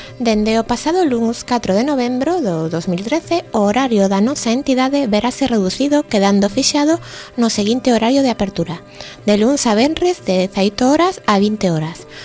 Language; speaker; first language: Galician; native; Galician